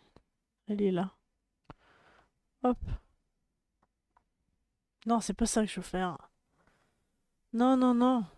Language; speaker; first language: French; native; French